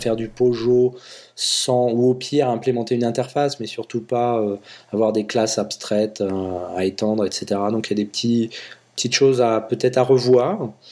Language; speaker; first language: French; native; French